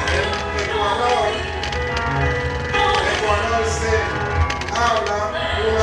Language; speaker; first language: Spanish; non-native, learner; Haitian Creole